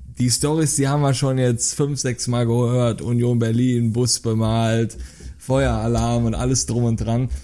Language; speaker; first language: German; native; German